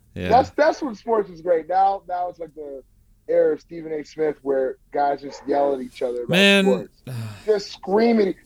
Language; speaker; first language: English; native; English